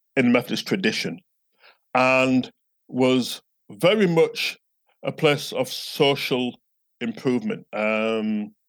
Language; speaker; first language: English; native; English